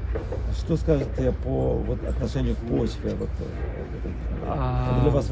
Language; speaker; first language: Russian; native; Russian